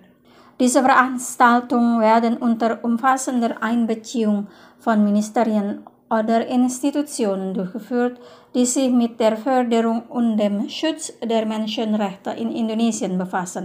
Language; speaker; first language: German; non-native, fluent; Indonesian